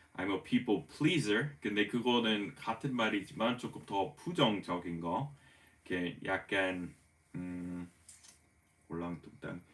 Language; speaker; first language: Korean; non-native, fluent; English